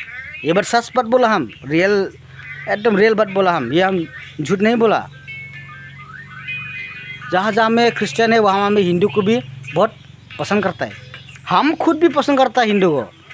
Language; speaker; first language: Hindi; non-native, local second language; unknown